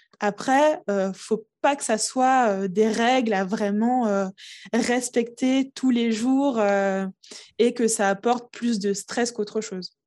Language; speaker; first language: French; early bilingual, other home language; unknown